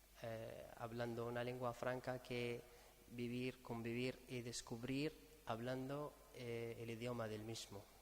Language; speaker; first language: Spanish; non-native, fluent; Arabic